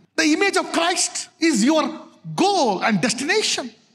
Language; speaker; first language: English; non-native, local second language; Telugu